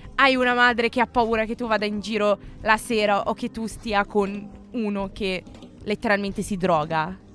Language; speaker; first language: Italian; early bilingual, other home language; Arabic